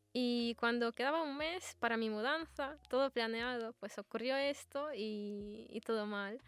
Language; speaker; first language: Spanish; non-native, fluent; Russian